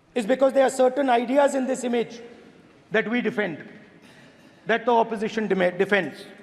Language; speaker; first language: English; non-native, local second language; Hindi